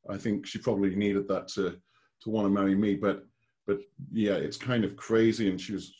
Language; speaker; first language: English; native; English